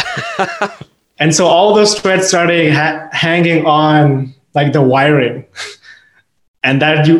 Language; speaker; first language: English; non-native, local second language; Urdu